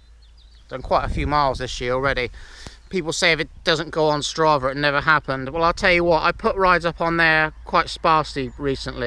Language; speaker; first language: English; native; English